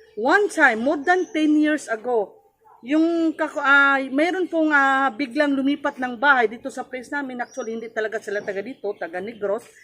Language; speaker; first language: Filipino; non-native, local second language; Cebuano